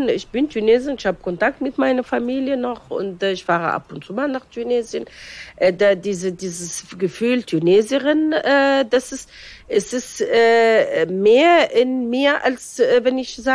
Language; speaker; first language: German; non-native, fluent; Arabic